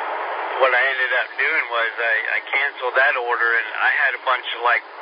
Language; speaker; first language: English; native; English